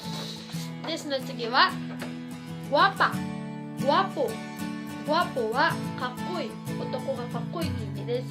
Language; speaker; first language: Japanese; non-native, fluent; Filipino